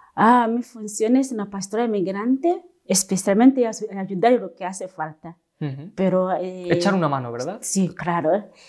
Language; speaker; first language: Spanish; non-native, learner; Kinyarwanda